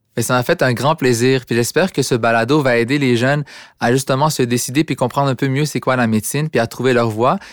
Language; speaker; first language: French; early bilingual, other home language; Arabic